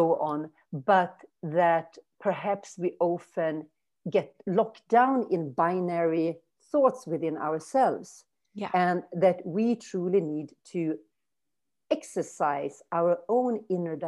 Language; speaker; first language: English; non-native, fluent; Swedish